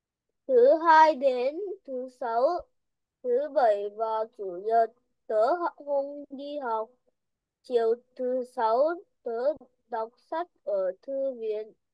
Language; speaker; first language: Vietnamese; early bilingual, heritage; Vietnamese